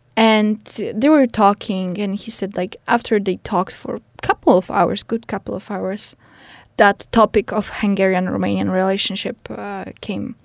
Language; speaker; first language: English; non-native, fluent; Polish